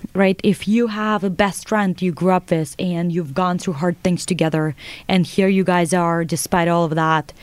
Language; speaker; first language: English; non-native, fluent; Russian